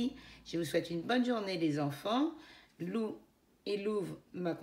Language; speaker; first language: French; native; French